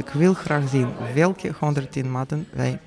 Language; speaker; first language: Dutch; non-native, fluent; Russian